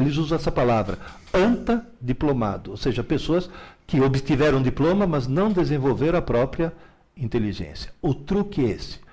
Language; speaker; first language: Portuguese; early bilingual, other home language; Italian